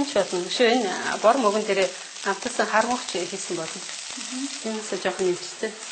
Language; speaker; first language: Mongolian; native; Mongolian